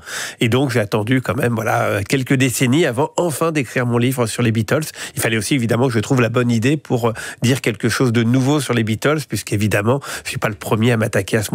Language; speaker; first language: French; native; French